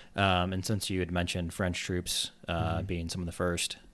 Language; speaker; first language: English; native; English